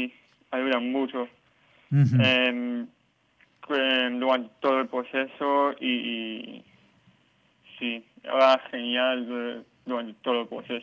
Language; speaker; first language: Spanish; non-native, learner; Hebrew